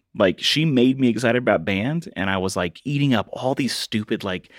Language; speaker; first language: English; native; English